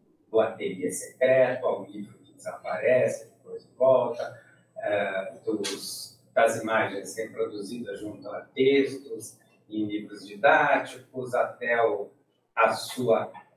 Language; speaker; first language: Portuguese; native; Portuguese